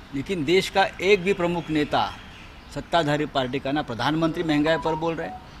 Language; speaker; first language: Hindi; non-native, local second language; Marathi